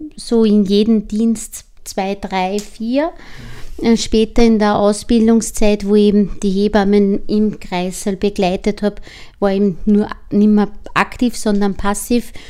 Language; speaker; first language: German; native; German